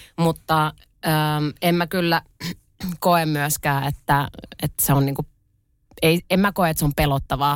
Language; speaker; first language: Finnish; early bilingual, other home language; Russian